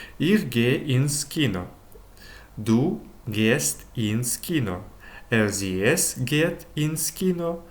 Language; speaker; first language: German; non-native, fluent; Ukrainian